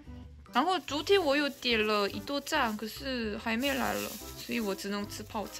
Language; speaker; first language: Chinese; non-native, fluent; Korean